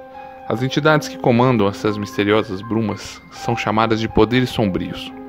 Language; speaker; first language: Portuguese; native; Portuguese